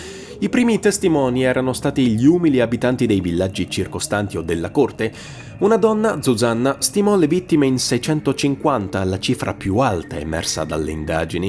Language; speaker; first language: Italian; native; Italian